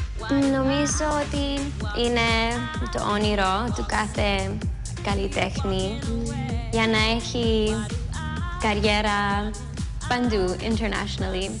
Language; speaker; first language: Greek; early bilingual, heritage; English